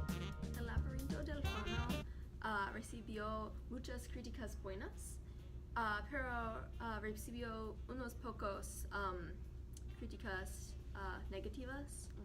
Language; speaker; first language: Spanish; non-native, learner; English